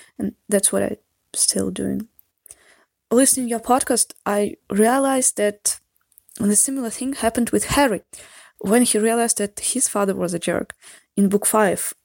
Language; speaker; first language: English; non-native, fluent; Russian